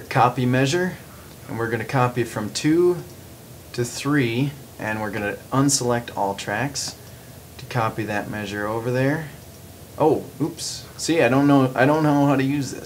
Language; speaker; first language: English; native; English